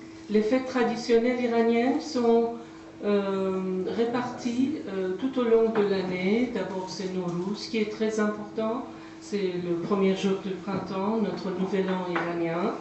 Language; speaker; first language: French; non-native, fluent; Persian